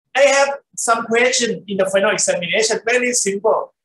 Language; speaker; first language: English; non-native, fluent; Thai